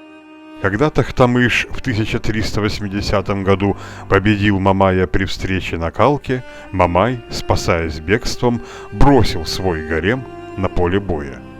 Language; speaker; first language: Russian; native; Russian